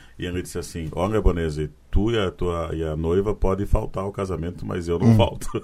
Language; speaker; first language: Portuguese; native; Portuguese